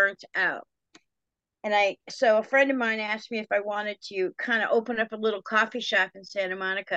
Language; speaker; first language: English; native; English